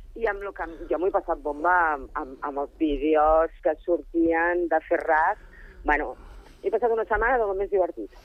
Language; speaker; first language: Catalan; native; Catalan